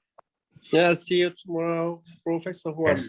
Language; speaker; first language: English; non-native, learner; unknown